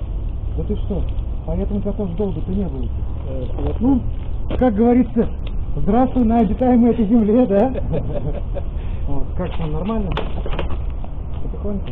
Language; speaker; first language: Russian; native; Russian